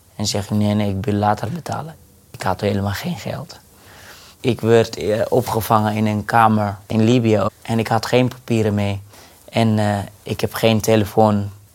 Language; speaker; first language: Dutch; non-native, fluent; Arabic